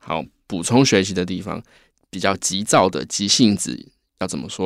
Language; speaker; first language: Chinese; native; Chinese